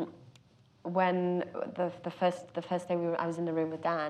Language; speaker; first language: English; native; English